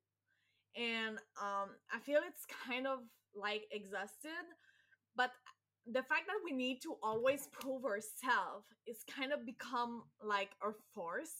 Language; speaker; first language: English; non-native, fluent; French